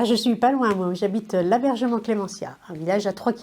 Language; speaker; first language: French; native; French